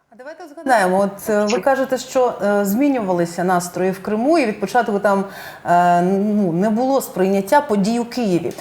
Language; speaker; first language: Ukrainian; native; Ukrainian